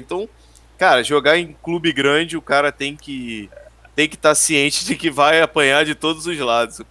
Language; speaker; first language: Portuguese; native; Portuguese